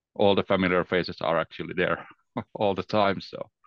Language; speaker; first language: English; non-native, fluent; Finnish